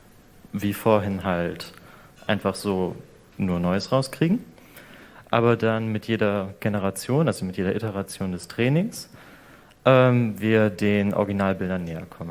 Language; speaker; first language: German; native; German